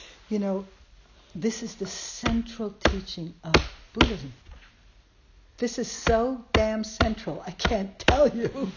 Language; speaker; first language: English; native; English